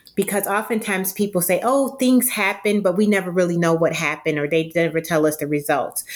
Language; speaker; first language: English; native; English